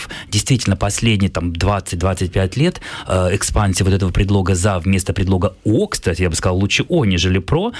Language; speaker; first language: Russian; native; Russian